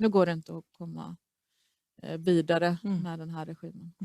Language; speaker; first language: Swedish; early bilingual, other home language; Persian